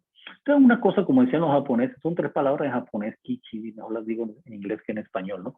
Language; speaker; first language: Spanish; native; Spanish